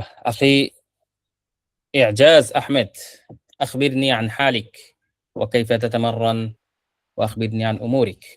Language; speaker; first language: Arabic; non-native, fluent; Bangla